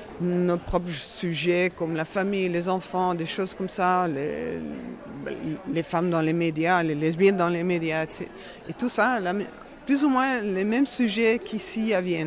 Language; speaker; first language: French; non-native, fluent; Dutch